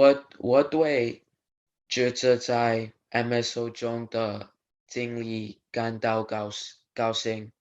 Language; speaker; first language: Chinese; non-native, learner; English